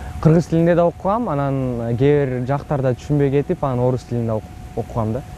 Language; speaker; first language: Kyrgyz; non-native, local second language; Russian